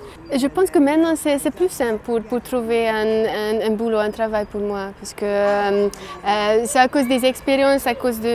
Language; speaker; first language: French; non-native, learner; Hungarian